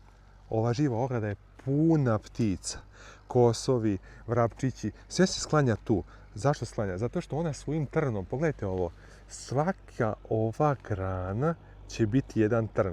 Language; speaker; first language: Croatian; native; Croatian